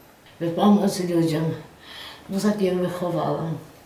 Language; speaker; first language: Polish; early bilingual, heritage; Polish